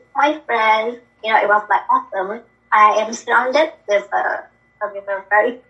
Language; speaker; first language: English; non-native, local second language; Malay